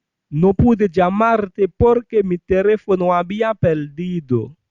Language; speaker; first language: Spanish; non-native, fluent; Haitian Creole